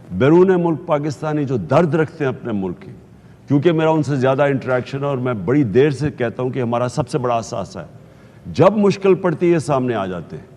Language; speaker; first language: Urdu; native; Urdu